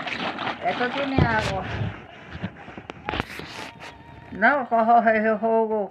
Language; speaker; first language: Spanish; native; Spanish